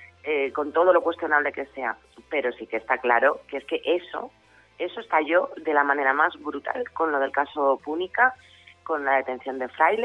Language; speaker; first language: Spanish; native; Spanish